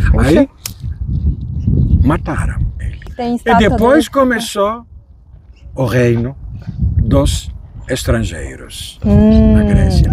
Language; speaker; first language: Portuguese; non-native, fluent; Greek